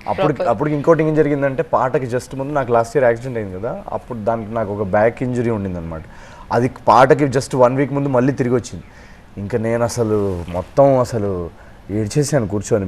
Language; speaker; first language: Telugu; native; Telugu